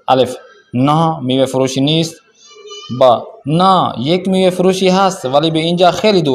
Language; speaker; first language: Persian; non-native, fluent; Urdu